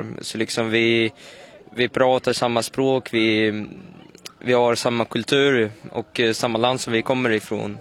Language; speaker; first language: Swedish; early bilingual, other home language; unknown